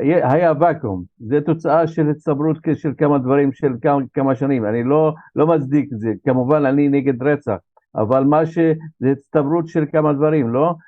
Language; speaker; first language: Hebrew; non-native, local second language; Arabic